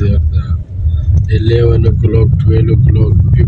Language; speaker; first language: English; non-native, learner; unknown